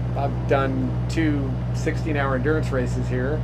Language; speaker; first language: English; native; English